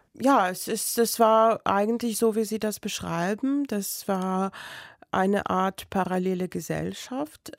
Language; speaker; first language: German; non-native, fluent; Belarusian